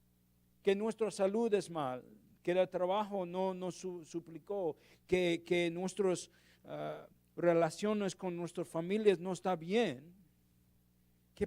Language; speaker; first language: Spanish; non-native, learner; English